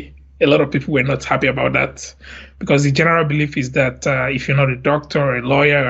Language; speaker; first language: English; non-native, local second language; Igbo